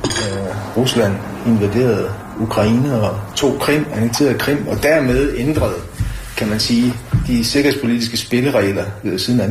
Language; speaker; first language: Danish; native; Danish